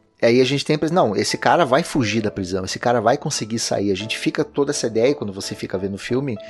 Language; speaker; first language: Portuguese; native; Portuguese